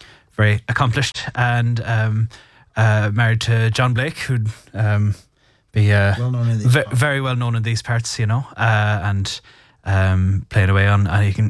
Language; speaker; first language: English; native; English